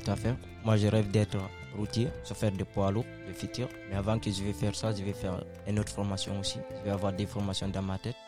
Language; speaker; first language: French; non-native, local second language; Fula